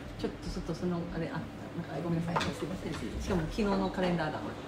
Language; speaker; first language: Japanese; native; Japanese